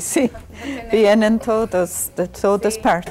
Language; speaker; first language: Spanish; non-native, fluent; English